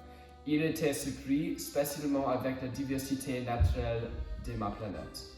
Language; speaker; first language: French; non-native, learner; English